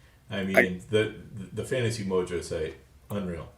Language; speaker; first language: English; native; English